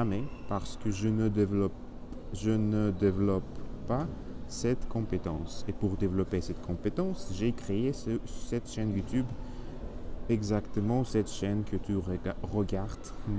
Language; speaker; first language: French; non-native, learner; Spanish